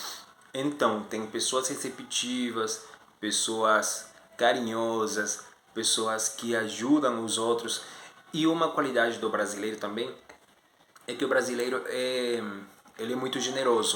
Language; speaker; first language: Portuguese; non-native, fluent; Spanish